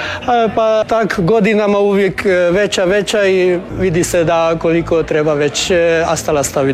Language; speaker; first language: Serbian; early bilingual, heritage; Croatian